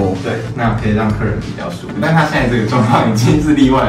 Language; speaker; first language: Chinese; native; Chinese